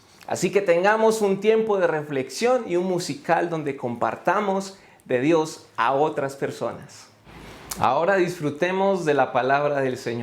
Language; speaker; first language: Spanish; native; Spanish